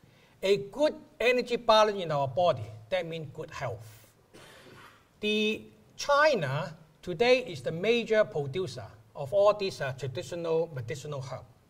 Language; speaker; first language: English; non-native, local second language; Cantonese